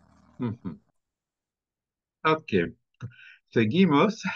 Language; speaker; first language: Spanish; non-native, fluent; French